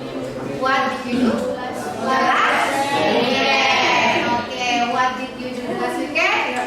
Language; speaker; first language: English; non-native, learner; Indonesian